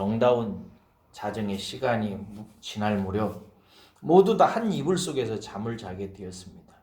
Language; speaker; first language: Korean; native; Korean